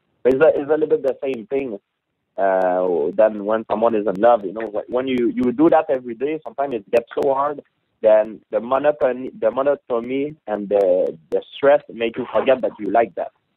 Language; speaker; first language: English; non-native, fluent; French